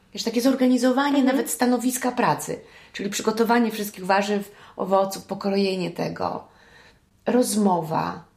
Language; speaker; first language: Polish; early bilingual, heritage; Polish